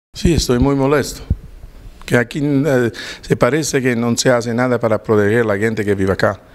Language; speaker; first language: Spanish; non-native, learner; Italian